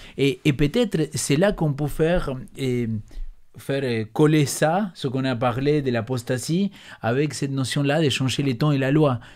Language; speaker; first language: French; non-native, fluent; Spanish